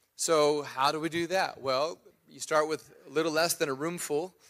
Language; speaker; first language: English; native; English